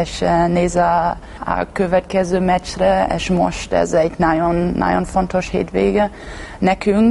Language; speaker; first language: Hungarian; non-native, learner; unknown